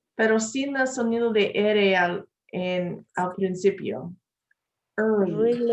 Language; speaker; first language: Spanish; non-native, learner; English